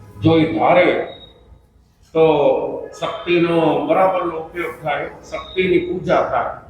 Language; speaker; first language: Gujarati; non-native, local second language; Kachhi